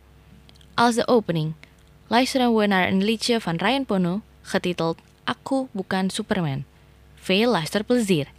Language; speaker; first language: Dutch; non-native, learner; Indonesian